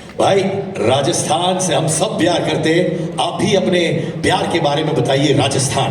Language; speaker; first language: Hindi; native; Hindi